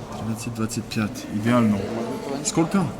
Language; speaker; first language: Russian; non-native, learner; French